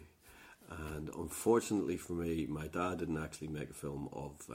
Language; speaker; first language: English; native; English